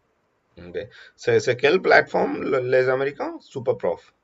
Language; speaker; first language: French; non-native, learner; Telugu